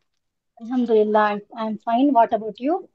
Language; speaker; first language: English; non-native, learner; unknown